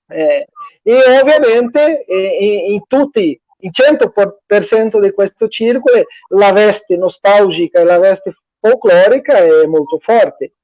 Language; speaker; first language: Italian; non-native, fluent; Portuguese